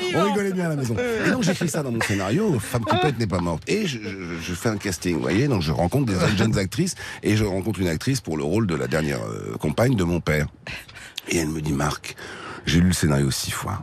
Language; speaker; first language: French; native; French